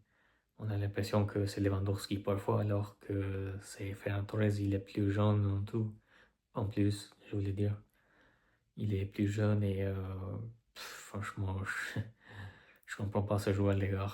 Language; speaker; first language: French; non-native, fluent; Albanian